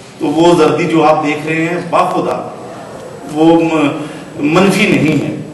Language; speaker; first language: Urdu; non-native, local second language; Punjabi